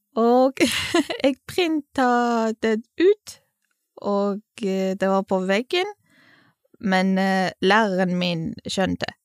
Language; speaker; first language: Norwegian; non-native, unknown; Kurdish